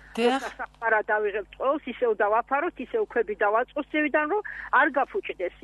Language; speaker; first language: Georgian; non-native, local second language; Svan